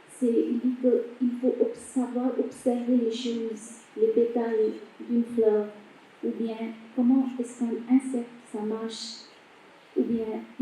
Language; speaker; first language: French; non-native, fluent; Bangla